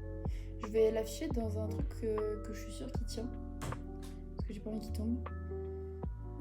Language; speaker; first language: French; native; French